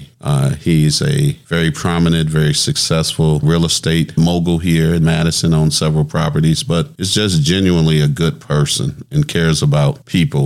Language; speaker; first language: English; native; English